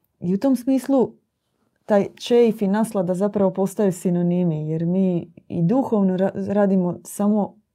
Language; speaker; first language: Croatian; native; Croatian